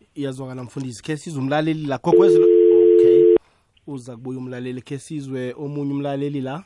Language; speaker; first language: Zulu; non-native, local second language; South Ndebele